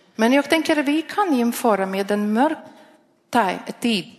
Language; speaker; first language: Swedish; non-native, learner; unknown